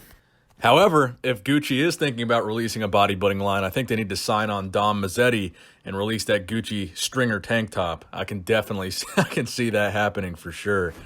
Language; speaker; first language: English; native; English